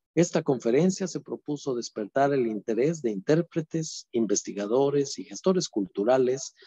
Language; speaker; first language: Spanish; native; Spanish